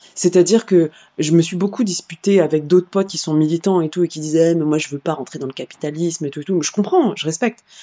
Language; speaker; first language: French; native; French